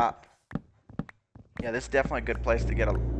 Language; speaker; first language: English; native; English